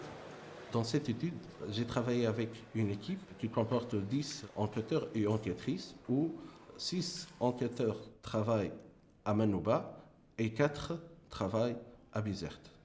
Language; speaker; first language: French; non-native, local second language; Arabic